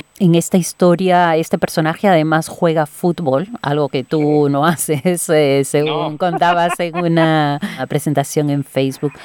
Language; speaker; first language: Spanish; native; Spanish